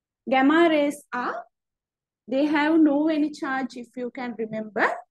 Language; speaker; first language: English; non-native, local second language; Sinhala